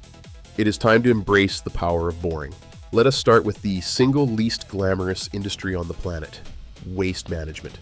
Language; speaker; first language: English; native; English